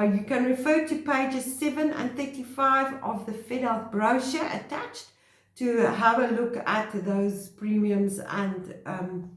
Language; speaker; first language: English; non-native, local second language; Afrikaans